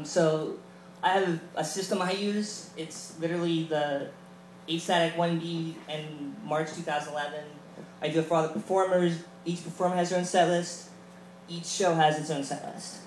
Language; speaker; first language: English; native; English